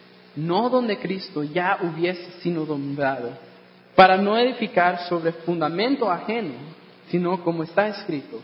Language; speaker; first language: Spanish; non-native, fluent; English